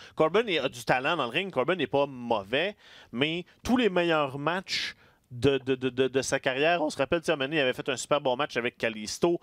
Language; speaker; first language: French; native; French